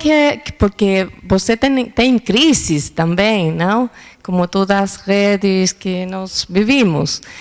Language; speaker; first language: Portuguese; non-native, learner; Spanish